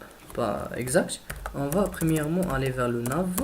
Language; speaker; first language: French; non-native, learner; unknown